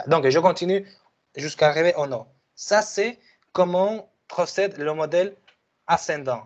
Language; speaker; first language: French; non-native, fluent; Spanish